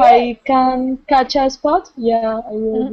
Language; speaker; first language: English; non-native, learner; Spanish